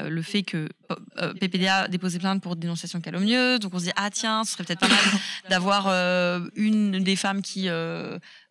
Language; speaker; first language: French; native; French